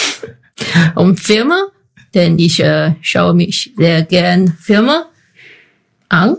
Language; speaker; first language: German; non-native, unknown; Chinese